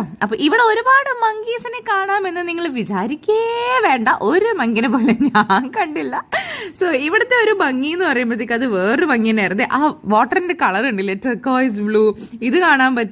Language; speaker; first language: Malayalam; native; Malayalam